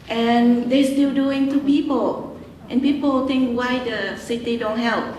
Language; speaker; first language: English; non-native, learner; Vietnamese